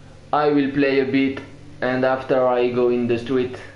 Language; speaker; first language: English; non-native, learner; French